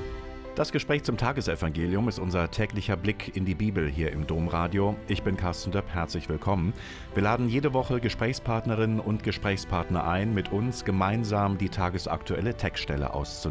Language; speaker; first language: German; native; German